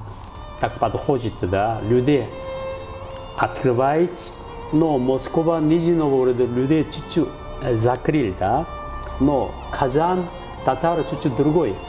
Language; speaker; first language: Russian; non-native, learner; Korean